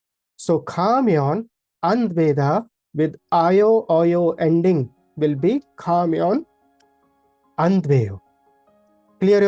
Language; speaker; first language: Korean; non-native, fluent; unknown